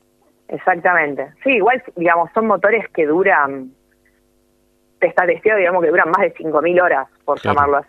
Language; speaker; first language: Spanish; native; Spanish